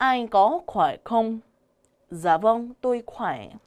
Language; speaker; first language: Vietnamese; non-native, learner; Korean